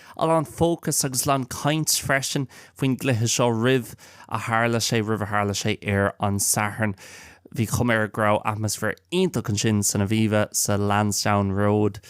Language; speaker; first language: Irish; non-native, local second language; English